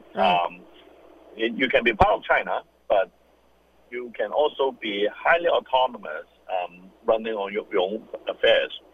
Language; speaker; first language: English; non-native, local second language; Cantonese